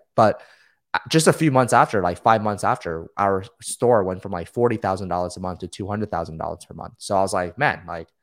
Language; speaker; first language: English; early bilingual, other home language; Chinese